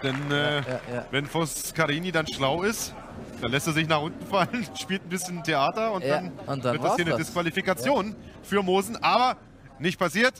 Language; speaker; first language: German; native; German